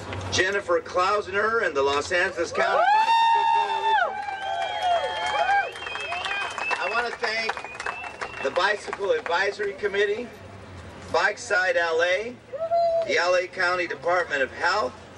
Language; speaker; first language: English; native; English